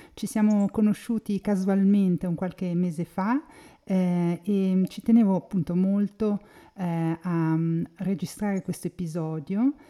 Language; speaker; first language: Italian; native; Italian